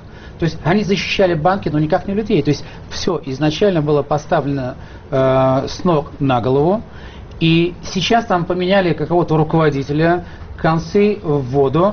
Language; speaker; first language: Russian; native; Russian